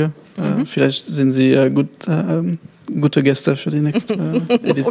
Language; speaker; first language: German; non-native, fluent; French